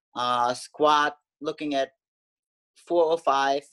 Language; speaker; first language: English; non-native, fluent; German